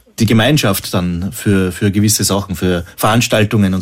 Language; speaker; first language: German; native; German